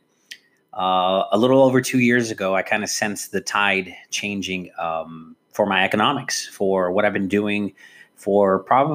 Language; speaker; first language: English; native; English